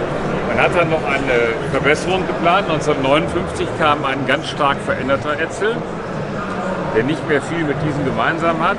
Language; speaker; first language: German; native; German